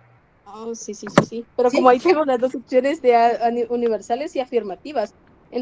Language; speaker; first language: Spanish; native; Spanish